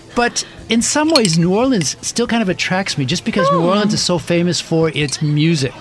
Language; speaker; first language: English; native; English